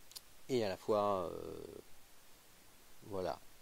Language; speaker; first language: French; native; French